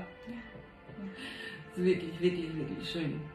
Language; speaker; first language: German; native; German